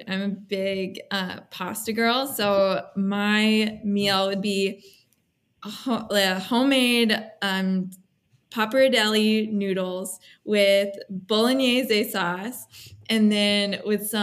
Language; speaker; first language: English; native; English